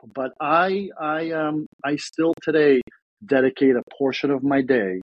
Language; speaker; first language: English; early bilingual, other home language; Russian